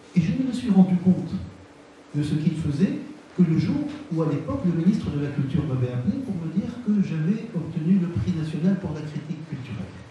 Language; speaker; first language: French; non-native, local second language; Arabic